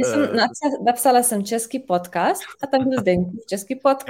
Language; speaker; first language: Czech; non-native, fluent; Slovenian